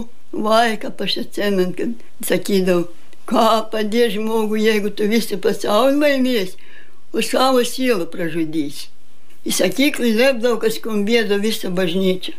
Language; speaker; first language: Lithuanian; native; Lithuanian